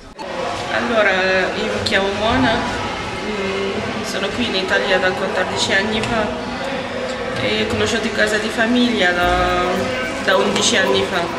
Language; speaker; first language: Italian; non-native, learner; Arabic